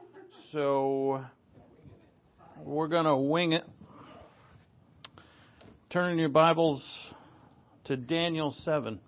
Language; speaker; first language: English; native; English